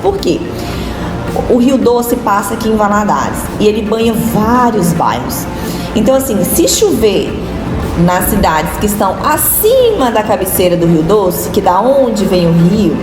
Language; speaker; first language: Portuguese; native; Portuguese